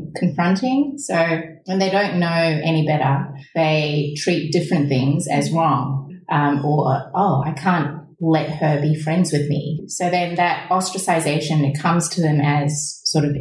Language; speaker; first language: English; native; English